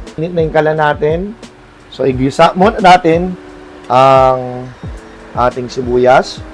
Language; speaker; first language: Filipino; native; Filipino